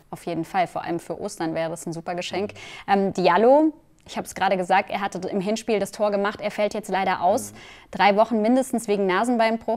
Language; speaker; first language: German; native; German